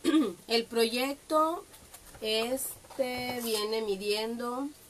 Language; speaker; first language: Spanish; native; Spanish